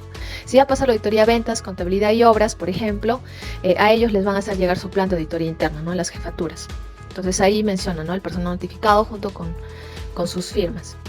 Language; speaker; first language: Spanish; native; Spanish